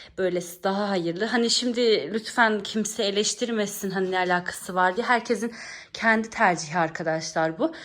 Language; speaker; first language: Turkish; early bilingual, heritage; Turkish